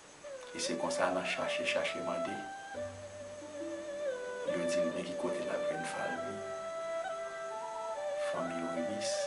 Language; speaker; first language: French; non-native, local second language; Haitian Creole